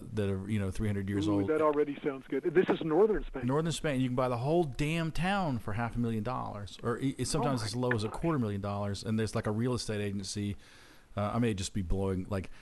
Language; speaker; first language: English; native; English